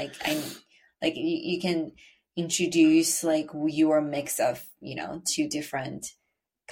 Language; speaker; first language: English; non-native, fluent; Chinese